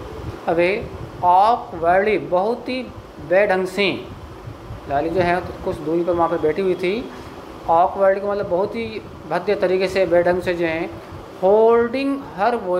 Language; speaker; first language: Hindi; native; Hindi